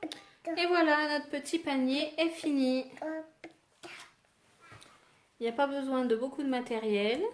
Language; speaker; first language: French; native; French